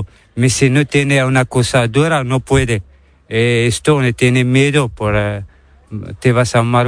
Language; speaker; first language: Spanish; non-native, learner; Arabic